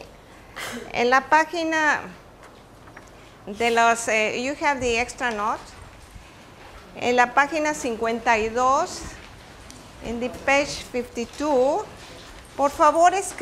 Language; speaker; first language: Spanish; native; Spanish